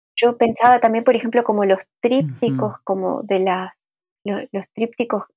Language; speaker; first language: Spanish; native; Spanish